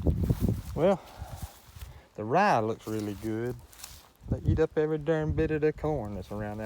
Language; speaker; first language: English; native; English